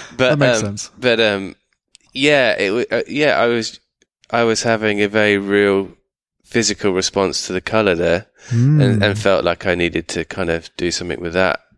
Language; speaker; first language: English; native; English